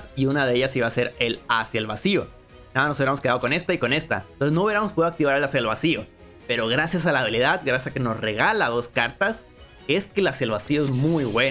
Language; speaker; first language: Spanish; native; Spanish